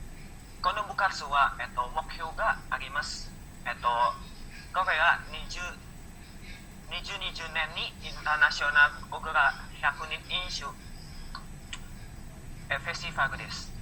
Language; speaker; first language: Japanese; non-native, learner; Indonesian